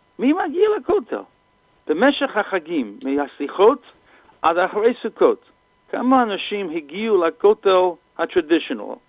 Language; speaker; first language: Hebrew; non-native, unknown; English